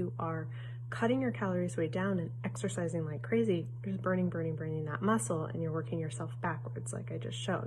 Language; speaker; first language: English; native; English